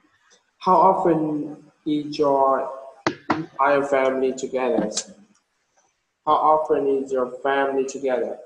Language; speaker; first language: English; non-native, fluent; Vietnamese